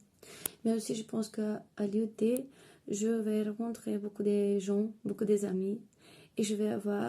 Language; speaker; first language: French; non-native, fluent; Bulgarian